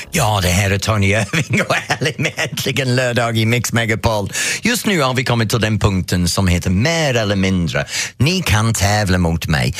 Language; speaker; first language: Swedish; non-native, fluent; English